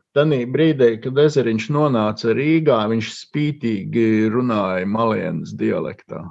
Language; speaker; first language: Latvian; native; Latvian